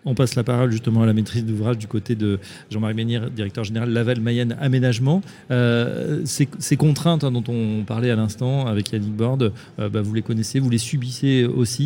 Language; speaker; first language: French; native; French